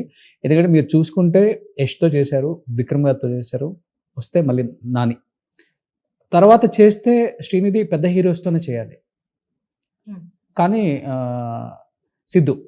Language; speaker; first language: Telugu; native; Telugu